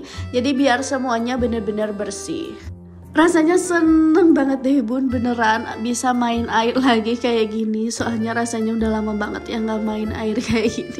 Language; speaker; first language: Indonesian; non-native, local second language; Sundanese